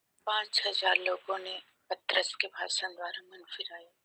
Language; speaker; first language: Hindi; native; Hindi